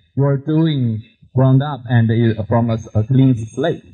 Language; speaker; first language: English; non-native, fluent; Chinese